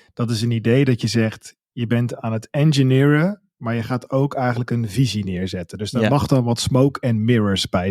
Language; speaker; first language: Dutch; native; Dutch